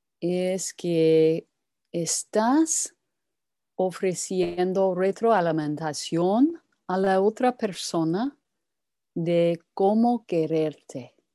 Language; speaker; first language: Spanish; non-native, fluent; English